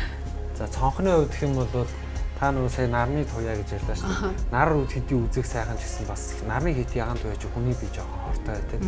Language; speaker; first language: Mongolian; native; Mongolian